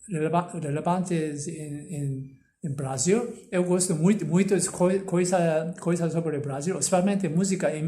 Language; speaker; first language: Portuguese; non-native, learner; Korean